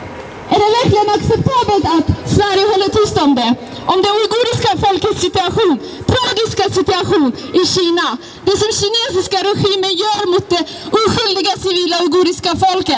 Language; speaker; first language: Swedish; non-native, fluent; Azerbaijani